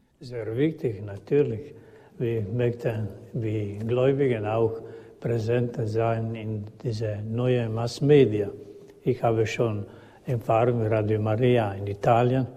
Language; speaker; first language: German; non-native, learner; Croatian